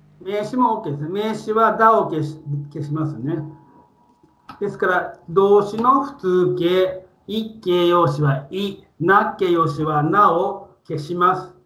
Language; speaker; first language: Japanese; non-native, fluent; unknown